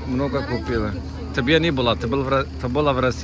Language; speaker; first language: Russian; non-native, learner; Turkish